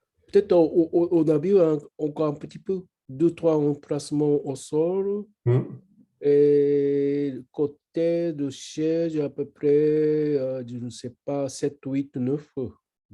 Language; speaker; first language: French; non-native, learner; Japanese